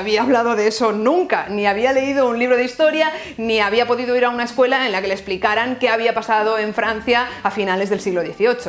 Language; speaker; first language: Spanish; native; Spanish